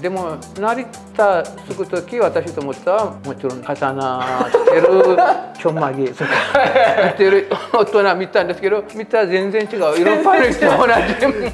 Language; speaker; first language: Japanese; non-native, fluent; Amharic